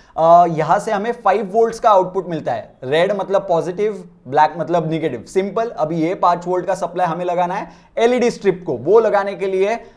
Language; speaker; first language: Hindi; non-native, local second language; Marathi